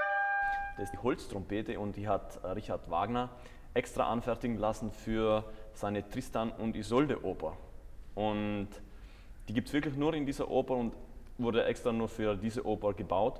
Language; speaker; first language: German; non-native, local second language; Italian